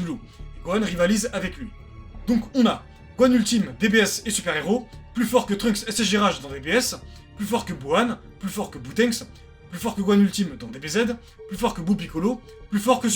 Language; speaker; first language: French; native; French